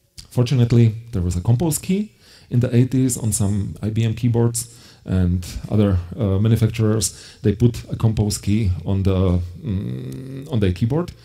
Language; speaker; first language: English; non-native, fluent; Slovak